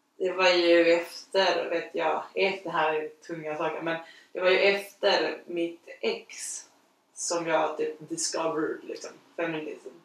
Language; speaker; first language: Swedish; non-native, fluent; Spanish